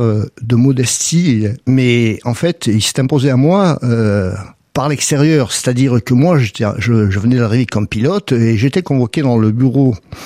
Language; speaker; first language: French; native; French